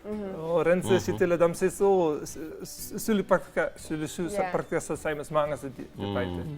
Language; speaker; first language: Kazakh; non-native, learner; Dutch